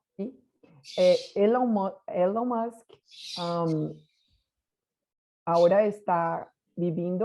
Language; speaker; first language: Spanish; non-native, learner; Portuguese